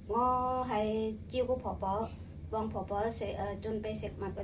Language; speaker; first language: Cantonese; non-native, learner; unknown